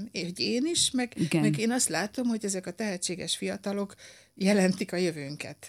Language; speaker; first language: Hungarian; native; Hungarian